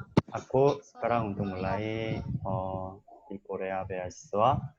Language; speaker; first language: Indonesian; non-native, learner; Korean